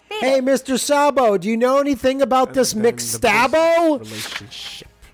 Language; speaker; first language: English; native; English